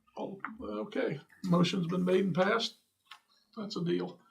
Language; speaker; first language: English; native; English